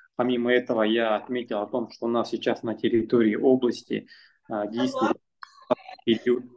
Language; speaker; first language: Russian; non-native, local second language; Kazakh